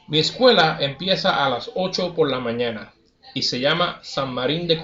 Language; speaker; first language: Spanish; non-native, learner; English